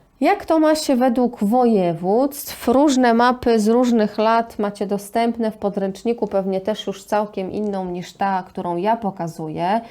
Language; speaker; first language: Polish; native; Polish